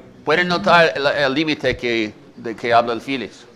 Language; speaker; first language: Spanish; native; Spanish